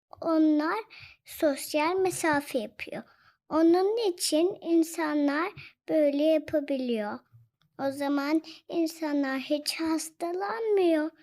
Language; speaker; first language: Turkish; early bilingual, heritage; Turkish